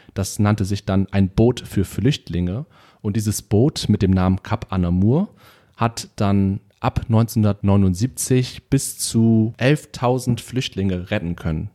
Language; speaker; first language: German; native; German